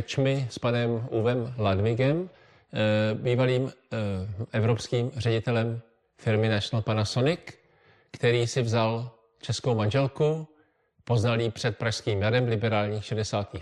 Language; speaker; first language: Czech; native; Czech